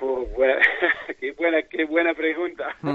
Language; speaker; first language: Spanish; non-native, fluent; French